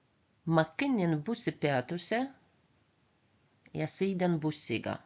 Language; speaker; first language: Estonian; non-native, local second language; Russian